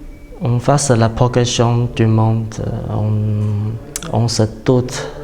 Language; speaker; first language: French; non-native, fluent; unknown